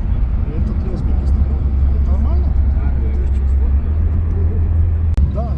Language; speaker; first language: Russian; non-native, learner; Uzbek